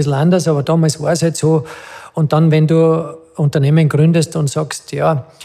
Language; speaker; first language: German; native; German